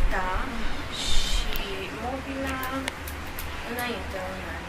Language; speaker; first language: Romanian; non-native, local second language; Hungarian